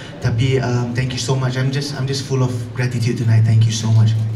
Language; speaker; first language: English; non-native, local second language; Malay